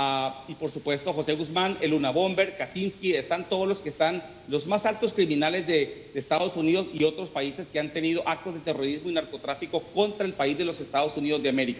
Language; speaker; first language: Spanish; native; Spanish